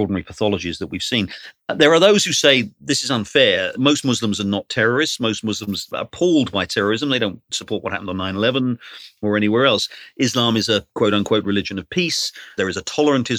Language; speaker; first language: English; native; English